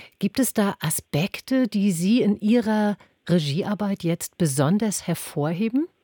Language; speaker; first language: German; native; German